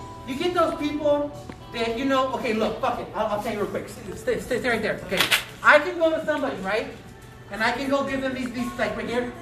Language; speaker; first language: English; early bilingual, other home language; Spanish